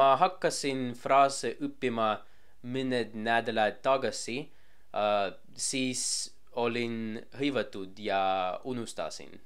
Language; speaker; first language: Estonian; non-native, learner; English